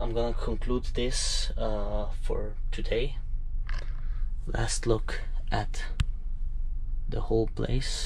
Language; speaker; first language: English; non-native, fluent; French